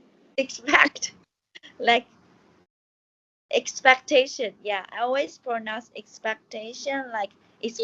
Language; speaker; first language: English; non-native, learner; Chinese